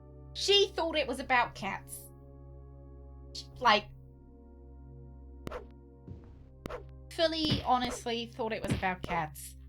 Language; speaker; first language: English; native; English